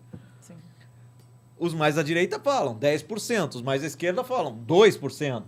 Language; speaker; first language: Portuguese; native; Portuguese